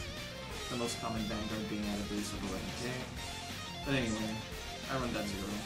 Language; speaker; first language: English; native; English